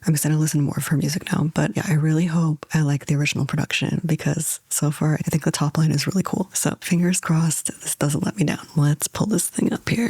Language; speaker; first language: English; native; English